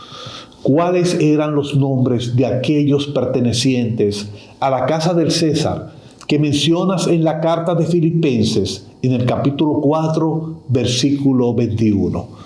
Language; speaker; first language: Spanish; native; Spanish